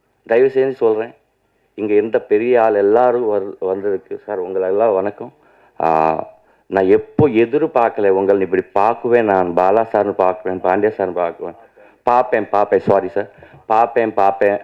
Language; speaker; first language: Tamil; non-native, learner; Telugu